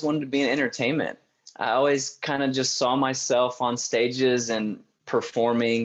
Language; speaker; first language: English; native; English